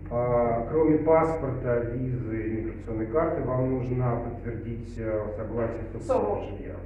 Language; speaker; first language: Russian; native; Russian